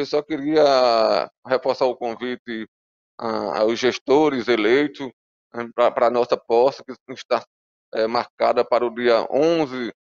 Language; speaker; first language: Portuguese; native; Portuguese